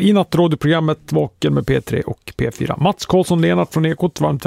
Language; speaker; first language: Swedish; native; Swedish